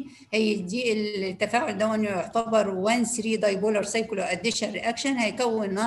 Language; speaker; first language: Arabic; native; Arabic